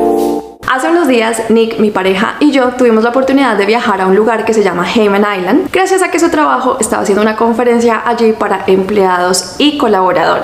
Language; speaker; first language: Spanish; native; Spanish